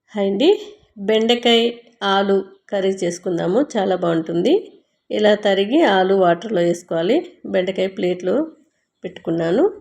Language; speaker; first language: Telugu; native; Telugu